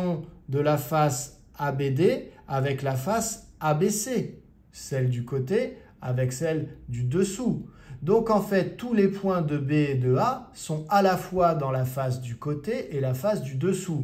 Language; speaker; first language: French; native; French